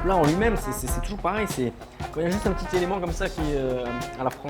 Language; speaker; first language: French; native; French